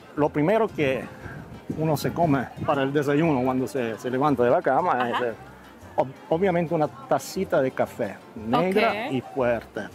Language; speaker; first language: Spanish; early bilingual, heritage; Italian